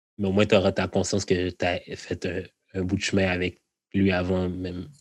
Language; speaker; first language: French; native; French